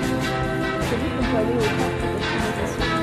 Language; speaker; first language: French; native; French